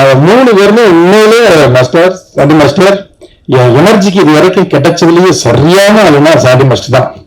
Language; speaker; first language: Tamil; native; Tamil